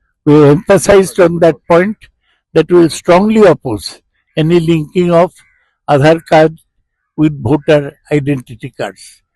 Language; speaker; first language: English; non-native, local second language; Bangla